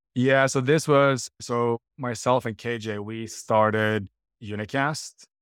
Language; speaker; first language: English; non-native, fluent; Norwegian